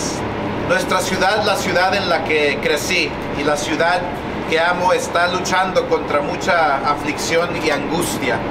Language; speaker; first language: Spanish; early bilingual, heritage; Spanish